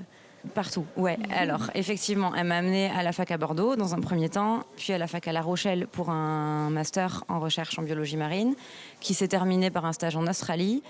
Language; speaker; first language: French; native; French